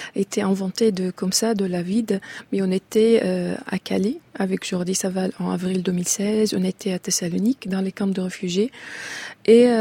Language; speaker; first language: French; non-native, fluent; Arabic